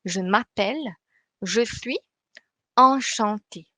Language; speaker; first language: French; non-native, fluent; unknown